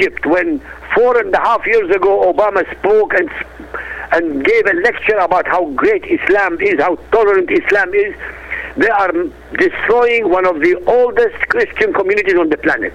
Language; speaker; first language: English; non-native, fluent; Arabic